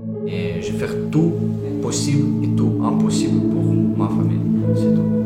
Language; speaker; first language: French; non-native, learner; Ukrainian